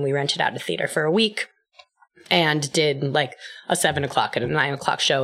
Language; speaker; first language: English; native; English